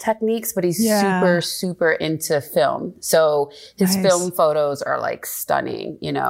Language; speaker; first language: English; native; English